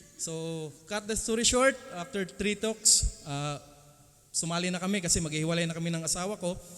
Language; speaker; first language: Filipino; non-native, local second language; Cebuano